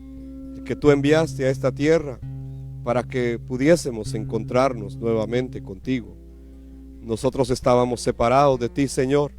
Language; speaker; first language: Spanish; native; Spanish